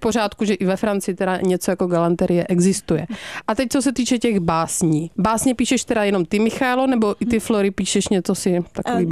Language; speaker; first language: Czech; native; Czech